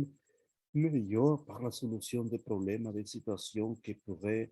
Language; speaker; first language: French; non-native, learner; Spanish